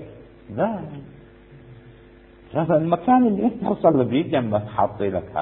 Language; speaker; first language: Arabic; native; Arabic